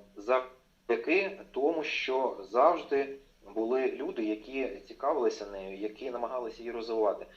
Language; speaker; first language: Ukrainian; non-native, local second language; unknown